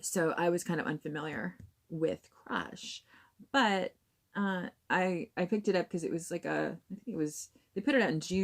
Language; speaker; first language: English; native; English